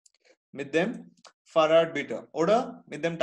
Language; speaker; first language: German; non-native, fluent; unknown